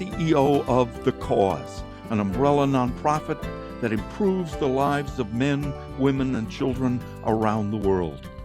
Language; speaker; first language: English; native; English